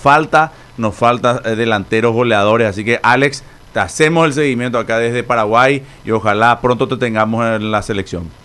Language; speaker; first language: Spanish; native; Spanish